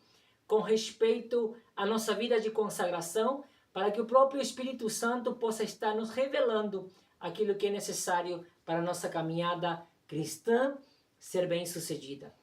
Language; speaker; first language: Portuguese; non-native, fluent; Spanish